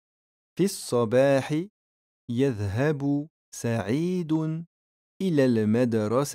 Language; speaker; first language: Arabic; non-native, fluent; French